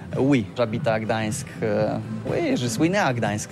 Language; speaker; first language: French; non-native, fluent; Polish